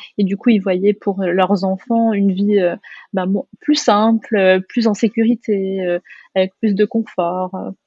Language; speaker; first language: French; native; French